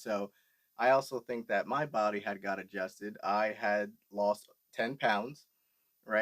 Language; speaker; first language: English; native; English